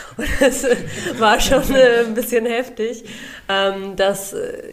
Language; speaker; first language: German; early bilingual, other home language; Urdu